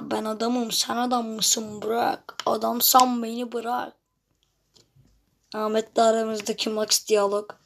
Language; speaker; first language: Turkish; native; Turkish